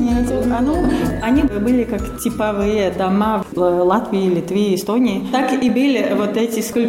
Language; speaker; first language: Russian; non-native, local second language; Latvian